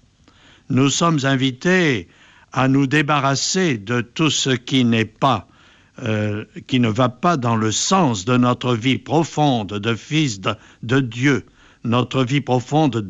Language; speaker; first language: French; native; French